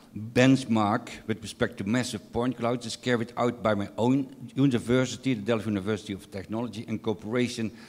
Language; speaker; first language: English; non-native, fluent; Dutch